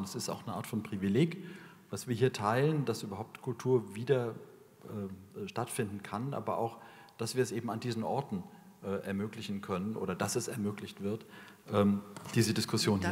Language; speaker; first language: German; native; German